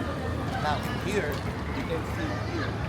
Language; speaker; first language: English; non-native, learner; Spanish